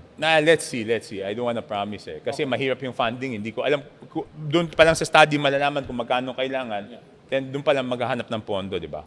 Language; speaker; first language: Filipino; native; Filipino